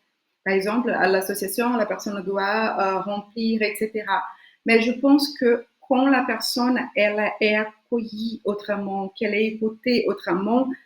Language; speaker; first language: French; non-native, fluent; Portuguese